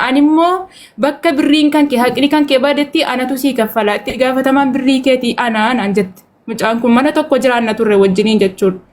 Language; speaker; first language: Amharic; non-native, local second language; Oromo